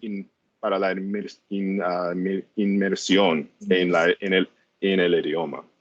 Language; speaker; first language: Spanish; non-native, learner; English